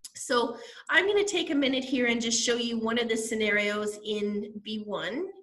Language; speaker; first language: English; native; English